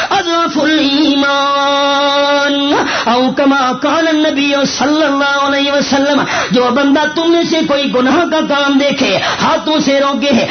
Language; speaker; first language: Urdu; non-native, local second language; Northern Hindko